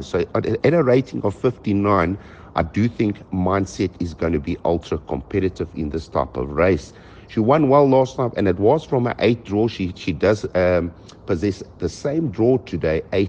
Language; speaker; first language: English; native; English